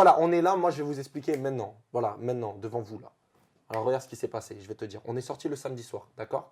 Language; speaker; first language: French; native; French